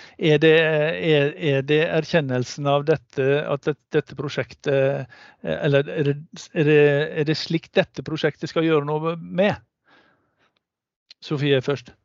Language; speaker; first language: Norwegian; native; Norwegian